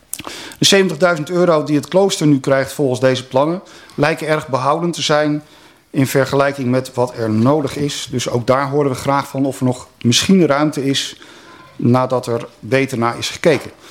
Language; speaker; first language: Dutch; native; Dutch